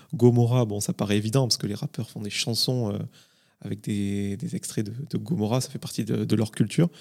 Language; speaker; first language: French; native; French